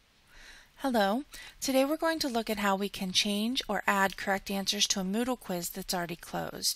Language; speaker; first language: English; native; English